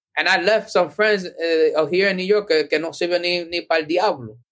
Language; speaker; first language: Spanish; early bilingual, heritage; Spanish